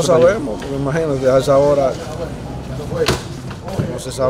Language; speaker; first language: Spanish; native; Spanish